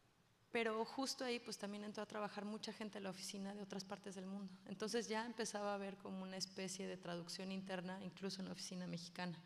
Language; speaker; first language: Spanish; native; Spanish